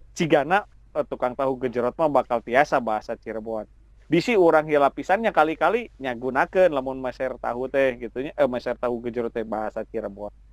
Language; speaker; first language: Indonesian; non-native, local second language; Sundanese